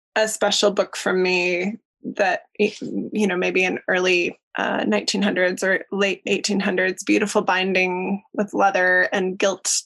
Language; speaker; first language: English; native; English